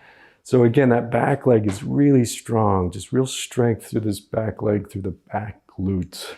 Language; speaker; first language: English; native; English